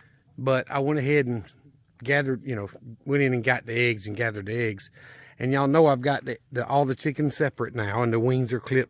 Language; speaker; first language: English; native; English